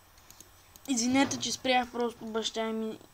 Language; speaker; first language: Bulgarian; native; Bulgarian